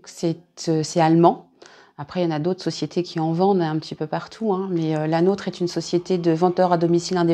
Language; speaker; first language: French; native; French